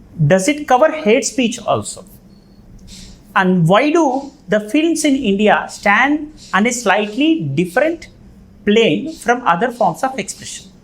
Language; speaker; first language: English; non-native, local second language; Telugu